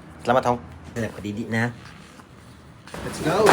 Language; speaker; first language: Filipino; native; Filipino